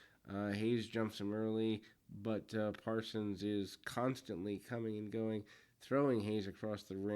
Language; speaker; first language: English; native; English